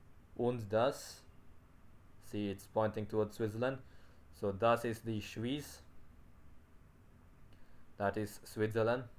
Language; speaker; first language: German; non-native, learner; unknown